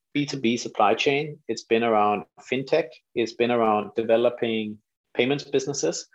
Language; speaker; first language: English; non-native, fluent; Danish